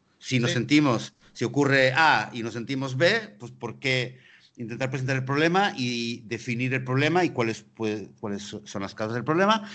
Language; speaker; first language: Spanish; native; Spanish